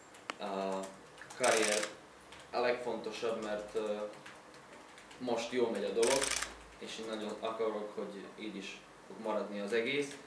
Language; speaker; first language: Hungarian; non-native, learner; Slovak